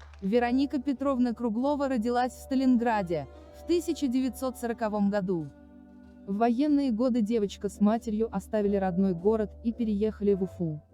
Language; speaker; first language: Russian; native; Russian